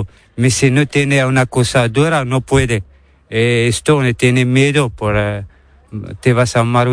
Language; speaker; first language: Spanish; non-native, learner; Arabic